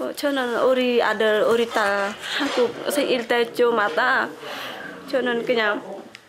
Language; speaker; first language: Korean; non-native, learner; Khmer